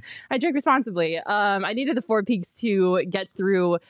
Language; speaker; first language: English; native; English